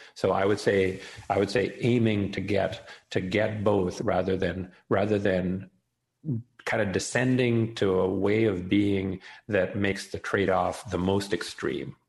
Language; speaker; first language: English; native; English